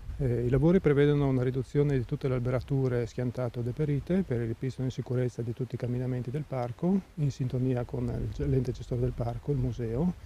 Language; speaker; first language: Italian; native; Italian